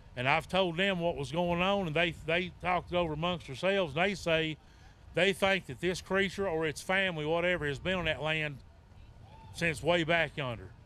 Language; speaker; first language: English; native; English